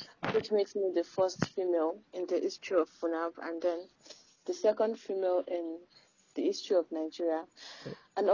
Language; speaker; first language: English; non-native, local second language; Yoruba